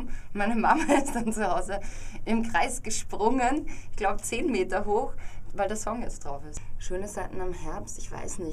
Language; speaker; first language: German; native; German